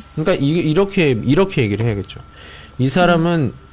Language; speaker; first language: Korean; native; Korean